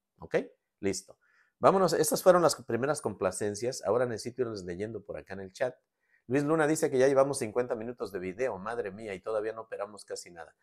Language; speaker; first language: Spanish; native; Spanish